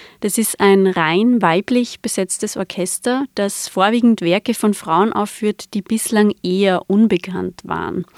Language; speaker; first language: German; native; German